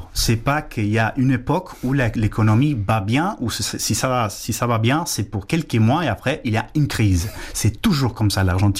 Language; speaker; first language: French; non-native, fluent; Spanish